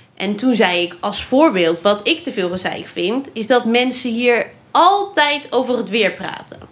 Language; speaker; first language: Dutch; native; Dutch